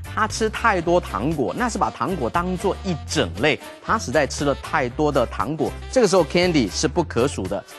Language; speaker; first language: Chinese; native; Chinese